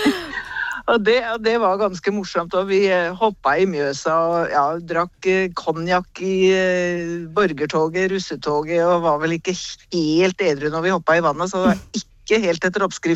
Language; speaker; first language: Norwegian; native; Norwegian